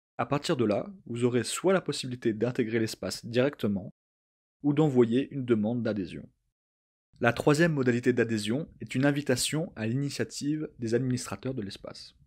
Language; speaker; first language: French; native; French